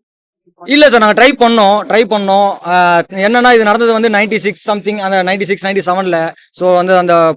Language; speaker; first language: Tamil; native; Tamil